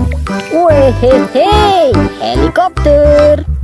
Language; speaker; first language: English; non-native, learner; Indonesian